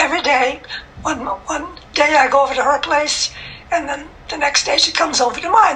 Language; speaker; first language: English; native; English